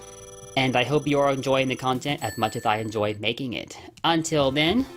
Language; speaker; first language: English; native; English